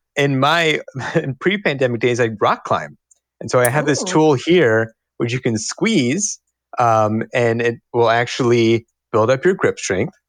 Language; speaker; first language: English; native; English